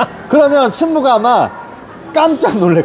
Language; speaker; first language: Korean; native; Korean